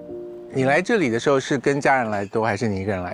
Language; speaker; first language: Chinese; native; Chinese